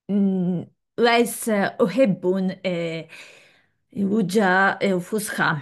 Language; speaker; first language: Arabic; non-native, learner; Serbian